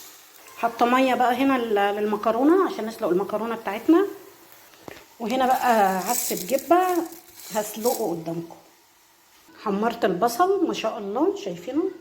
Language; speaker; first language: Arabic; native; Arabic